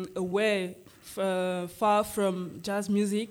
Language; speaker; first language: English; non-native, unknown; French